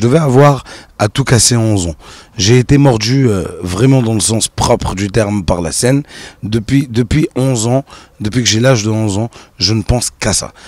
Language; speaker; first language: French; non-native, local second language; Arabic